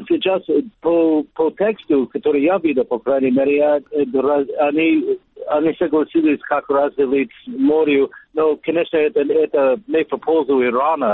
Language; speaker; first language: Russian; non-native, learner; English